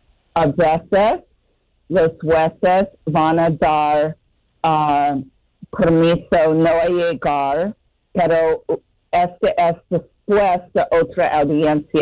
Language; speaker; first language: Spanish; non-native, learner; English